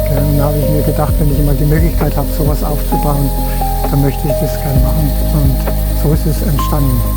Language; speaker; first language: German; native; German